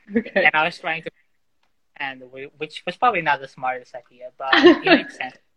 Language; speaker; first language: English; non-native, fluent; Portuguese